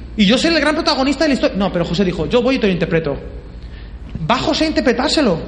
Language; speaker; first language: Spanish; native; Spanish